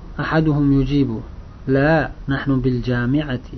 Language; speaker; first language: Arabic; non-native, fluent; Uzbek